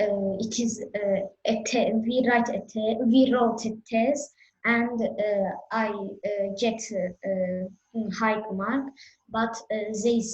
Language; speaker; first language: English; non-native, learner; Azerbaijani